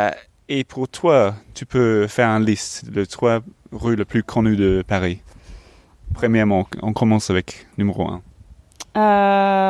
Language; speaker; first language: French; non-native, learner; English